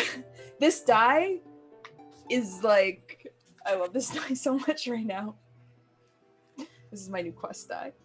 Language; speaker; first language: English; native; English